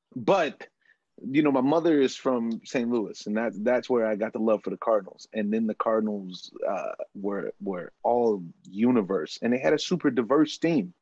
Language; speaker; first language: English; native; English